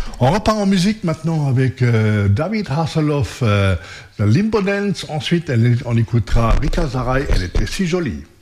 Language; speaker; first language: French; native; French